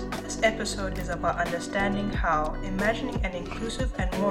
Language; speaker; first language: English; non-native, local second language; Akan